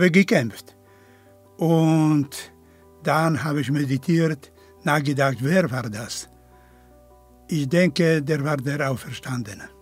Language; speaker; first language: German; non-native, fluent; Polish